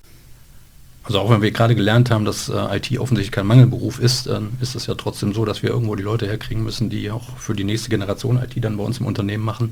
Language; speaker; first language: German; native; German